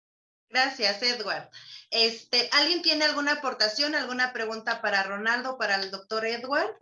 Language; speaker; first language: Spanish; native; Spanish